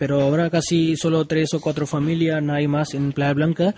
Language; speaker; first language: Spanish; non-native, learner; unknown